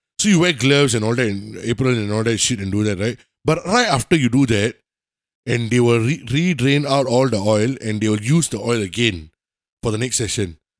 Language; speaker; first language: English; native; English